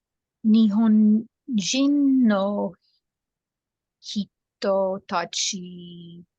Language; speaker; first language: Japanese; non-native, learner; English